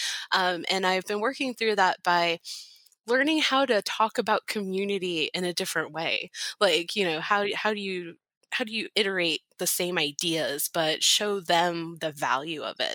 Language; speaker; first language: English; native; English